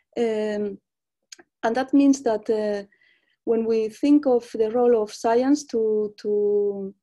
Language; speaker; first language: English; non-native, fluent; Spanish